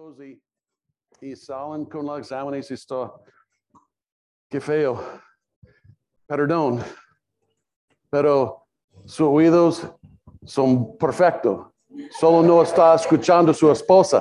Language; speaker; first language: Spanish; non-native, learner; English